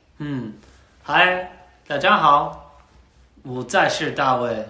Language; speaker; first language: Chinese; non-native, learner; English